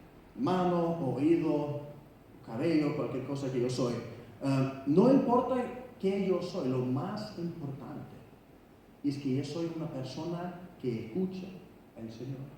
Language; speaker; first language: Spanish; non-native, fluent; Icelandic